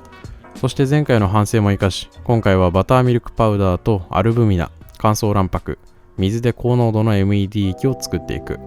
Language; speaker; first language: Japanese; native; Japanese